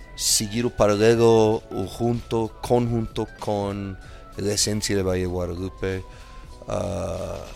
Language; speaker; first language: Spanish; non-native, fluent; English